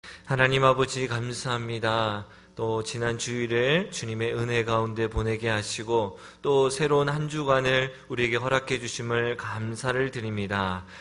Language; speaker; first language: Korean; native; Korean